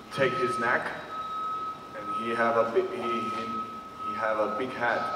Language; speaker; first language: English; non-native, fluent; Czech